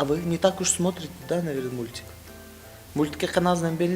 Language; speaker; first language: Russian; non-native, local second language; Tajik